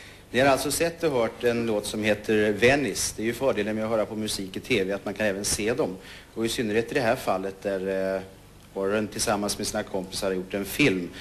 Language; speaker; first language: Swedish; native; Swedish